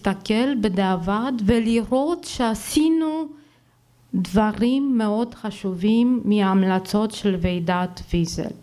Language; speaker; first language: Hebrew; non-native, fluent; Romanian